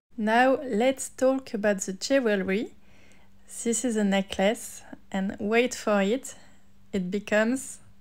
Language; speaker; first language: English; non-native, fluent; French